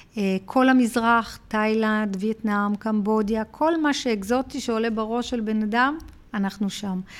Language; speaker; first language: Hebrew; early bilingual, heritage; Hebrew